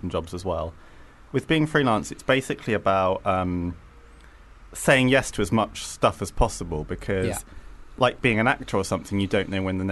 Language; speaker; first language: English; native; English